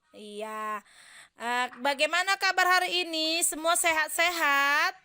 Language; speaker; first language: Indonesian; native; Indonesian